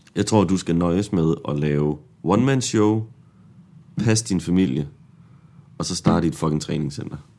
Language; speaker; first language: Danish; native; Danish